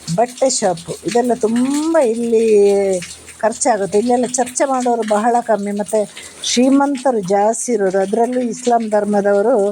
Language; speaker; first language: Kannada; native; Kannada